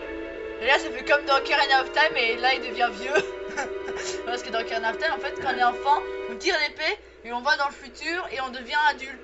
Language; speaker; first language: French; native; French